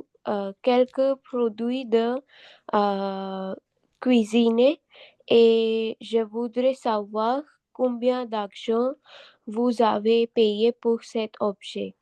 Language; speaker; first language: French; non-native, learner; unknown